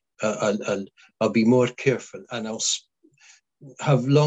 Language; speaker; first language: English; non-native, local second language; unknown